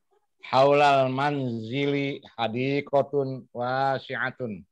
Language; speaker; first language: Arabic; non-native, learner; Indonesian